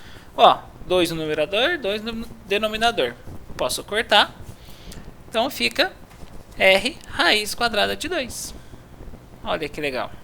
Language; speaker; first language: Portuguese; native; Portuguese